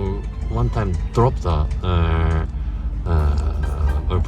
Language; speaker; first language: English; non-native, learner; Japanese